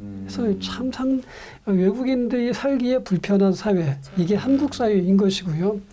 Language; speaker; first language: Korean; native; Korean